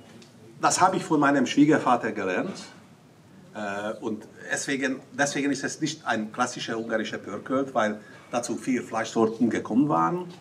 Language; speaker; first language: German; non-native, fluent; Hungarian